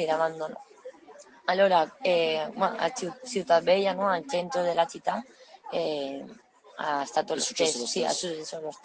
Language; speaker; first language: Italian; non-native, learner; Spanish